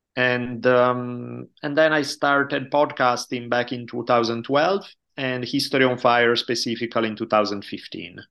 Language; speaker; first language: English; non-native, fluent; Italian